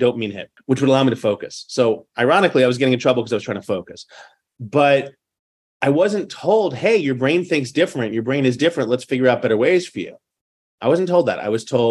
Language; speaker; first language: English; native; English